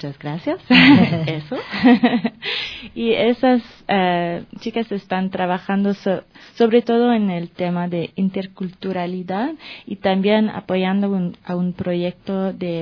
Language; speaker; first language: Spanish; non-native, fluent; French